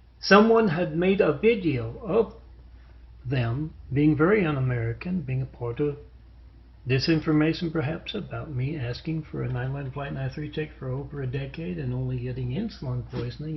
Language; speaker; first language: English; native; English